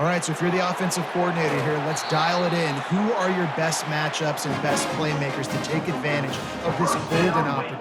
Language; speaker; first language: English; native; English